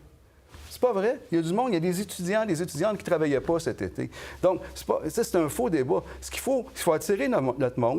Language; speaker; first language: French; native; French